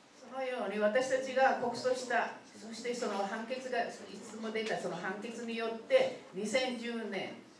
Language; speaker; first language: Japanese; non-native, fluent; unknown